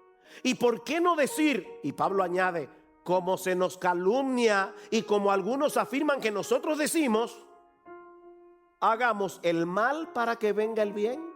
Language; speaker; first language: Spanish; native; Spanish